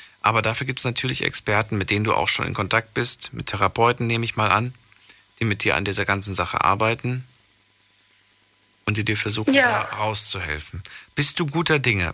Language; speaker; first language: German; native; German